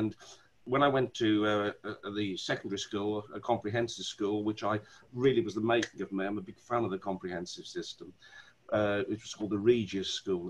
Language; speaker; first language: English; native; English